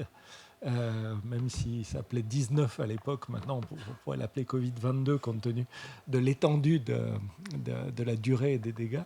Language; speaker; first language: French; native; French